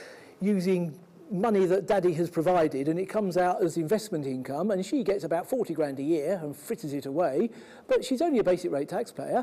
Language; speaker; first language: English; native; English